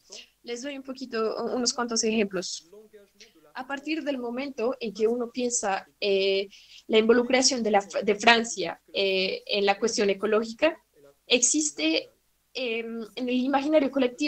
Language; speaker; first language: Spanish; non-native, fluent; French